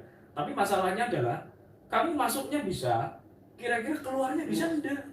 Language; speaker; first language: Indonesian; native; Indonesian